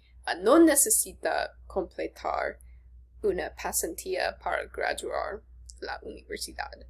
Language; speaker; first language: Spanish; non-native, learner; English